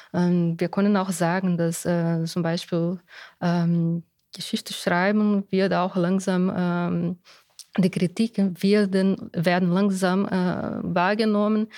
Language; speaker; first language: German; non-native, fluent; Portuguese